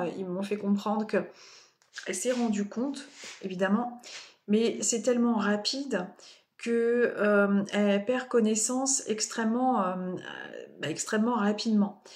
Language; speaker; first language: French; native; French